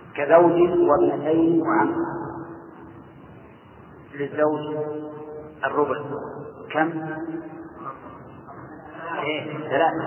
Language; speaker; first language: Arabic; native; Arabic